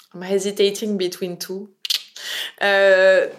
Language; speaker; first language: English; non-native, fluent; French